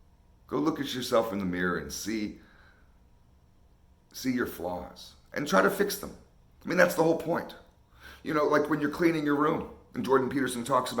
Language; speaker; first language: English; native; English